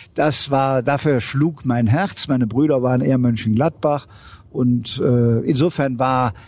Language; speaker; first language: German; native; German